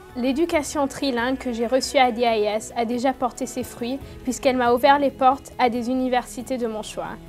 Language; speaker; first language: French; non-native, fluent; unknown